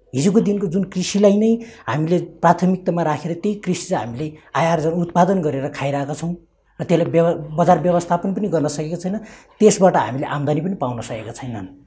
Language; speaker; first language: Nepali; non-native, local second language; Eastern Tamang